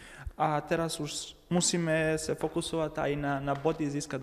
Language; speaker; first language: Slovak; non-native, learner; Macedonian